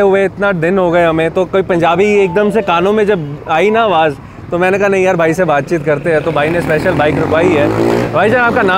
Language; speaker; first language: Hindi; native; Hindi